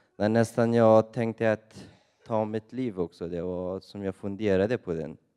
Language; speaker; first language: Swedish; non-native, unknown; Persian